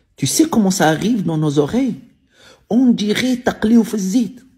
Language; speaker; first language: French; non-native, local second language; Arabic